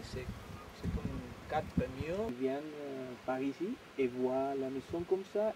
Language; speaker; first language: French; non-native, learner; Spanish